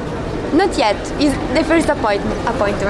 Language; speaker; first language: English; non-native, fluent; Italian